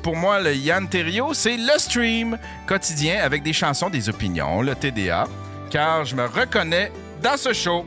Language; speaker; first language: French; native; French